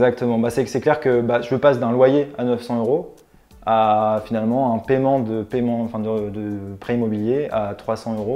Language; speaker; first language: French; native; French